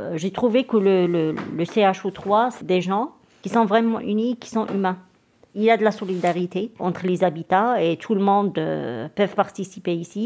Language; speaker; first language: French; non-native, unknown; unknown